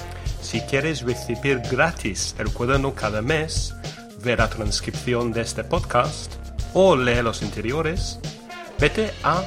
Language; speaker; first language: Spanish; non-native, fluent; English